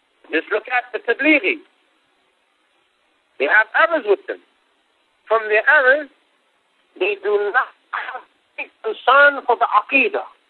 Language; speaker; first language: English; native; English